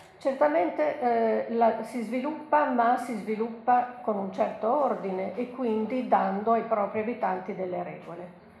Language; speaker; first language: Italian; native; Italian